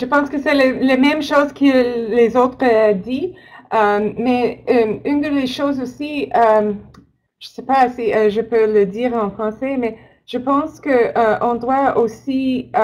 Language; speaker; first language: French; non-native, learner; English